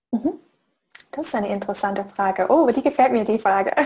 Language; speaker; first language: German; non-native, fluent; English